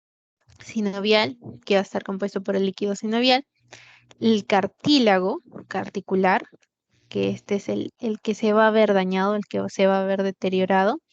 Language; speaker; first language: Spanish; native; Spanish